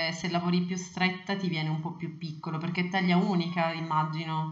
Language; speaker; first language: Italian; native; Italian